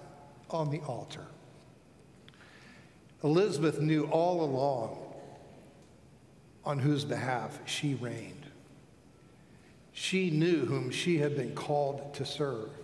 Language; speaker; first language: English; native; English